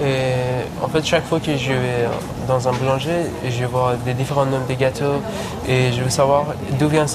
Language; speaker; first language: French; non-native, learner; Persian